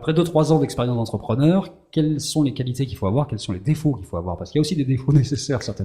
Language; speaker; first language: French; native; French